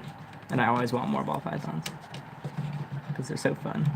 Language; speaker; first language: English; native; English